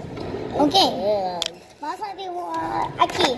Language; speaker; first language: Spanish; early bilingual, heritage; Spanish